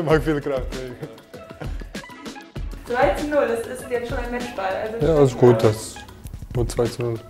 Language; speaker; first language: German; non-native, learner; Croatian